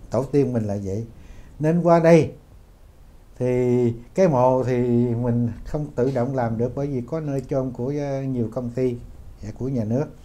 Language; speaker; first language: Vietnamese; native; Vietnamese